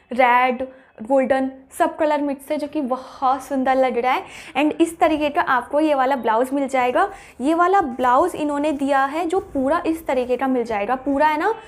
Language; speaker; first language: Hindi; native; Hindi